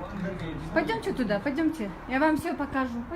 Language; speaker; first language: Russian; non-native, local second language; Kyrgyz